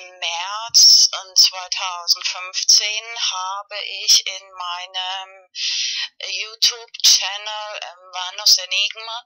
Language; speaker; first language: German; non-native, learner; Spanish